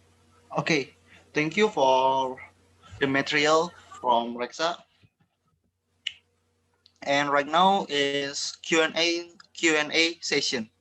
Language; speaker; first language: English; non-native, learner; Indonesian